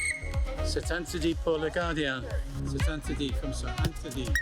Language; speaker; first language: French; non-native, learner; English